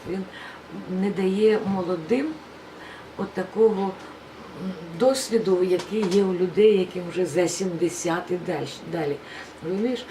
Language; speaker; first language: Ukrainian; non-native, local second language; Russian